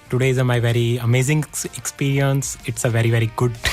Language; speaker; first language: English; non-native, learner; Hindi